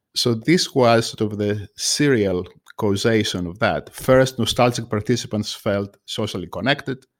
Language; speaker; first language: English; non-native, fluent; Greek